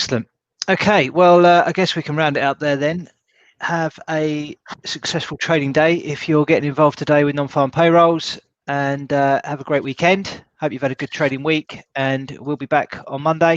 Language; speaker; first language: English; native; English